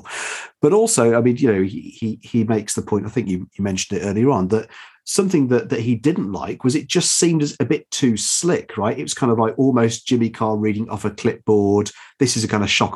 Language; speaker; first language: English; native; English